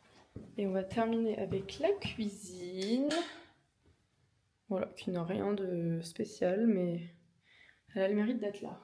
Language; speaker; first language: French; native; French